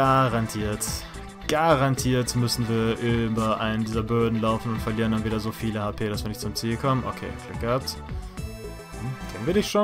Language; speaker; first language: German; native; German